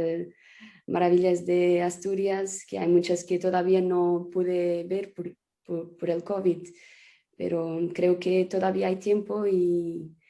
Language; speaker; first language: Spanish; non-native, fluent; Portuguese